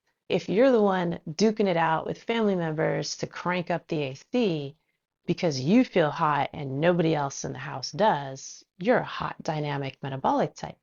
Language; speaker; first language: English; native; English